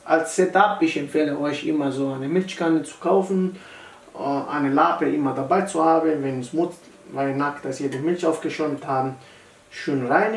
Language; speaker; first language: German; non-native, learner; Italian